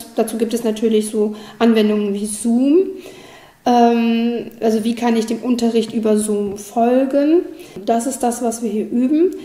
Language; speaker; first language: German; native; German